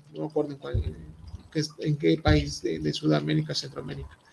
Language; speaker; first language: Spanish; native; Spanish